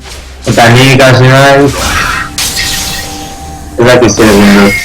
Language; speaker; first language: Basque; non-native, local second language; Spanish